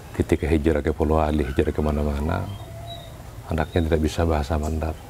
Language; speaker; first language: Indonesian; non-native, local second language; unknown